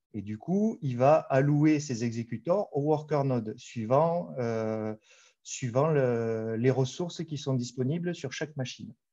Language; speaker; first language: French; native; French